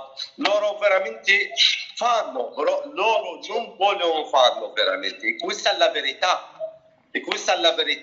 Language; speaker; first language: Italian; non-native, learner; Arabic